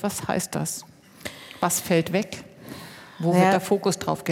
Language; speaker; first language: German; native; German